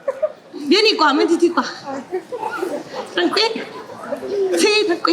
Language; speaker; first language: Italian; non-native, learner; Spanish